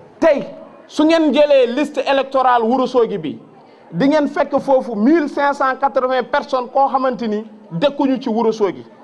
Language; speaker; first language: Wolof; non-native, local second language; Fula